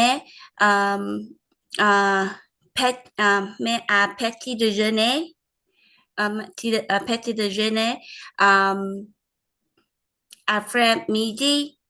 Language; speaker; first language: French; non-native, learner; Vietnamese